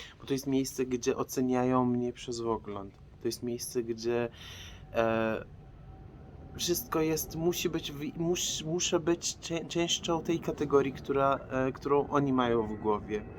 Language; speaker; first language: Polish; non-native, fluent; Persian